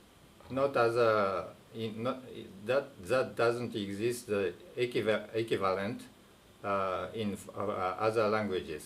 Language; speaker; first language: English; non-native, fluent; Japanese